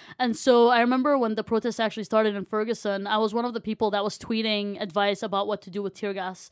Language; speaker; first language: English; non-native, fluent; Arabic